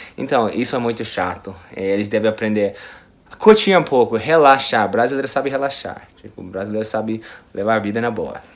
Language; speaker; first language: Portuguese; non-native, fluent; English